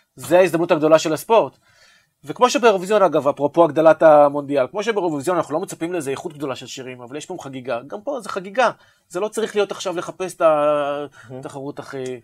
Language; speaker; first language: Hebrew; native; Hebrew